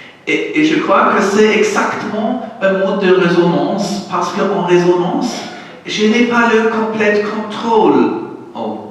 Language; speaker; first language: French; non-native, learner; German